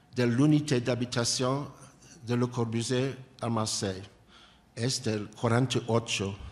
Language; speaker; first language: Spanish; non-native, learner; English